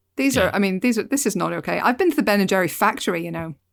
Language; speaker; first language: English; native; English